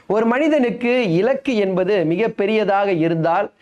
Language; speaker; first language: Tamil; native; Tamil